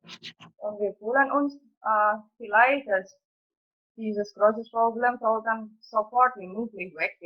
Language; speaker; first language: German; non-native, fluent; Indonesian